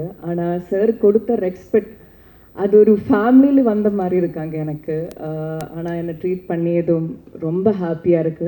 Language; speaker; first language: Tamil; non-native, learner; Malayalam